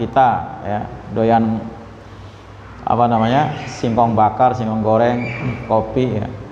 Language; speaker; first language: Indonesian; native; Indonesian